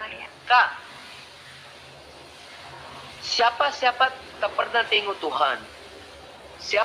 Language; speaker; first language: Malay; non-native, learner; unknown